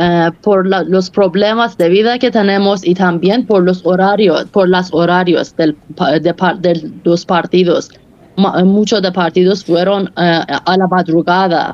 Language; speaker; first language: Spanish; non-native, fluent; Persian